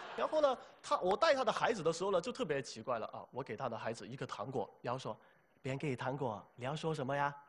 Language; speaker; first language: Chinese; native; Chinese